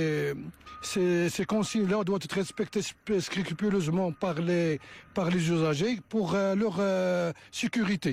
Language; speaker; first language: French; non-native, local second language; Arabic